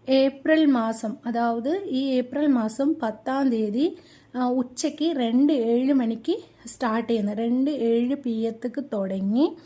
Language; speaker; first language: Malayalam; non-native, local second language; Tamil